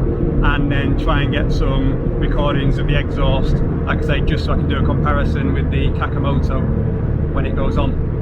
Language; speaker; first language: English; native; English